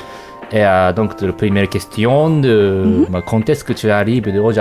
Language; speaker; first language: French; non-native, learner; Japanese